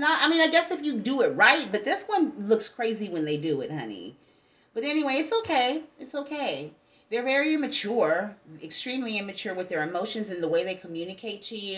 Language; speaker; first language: English; native; English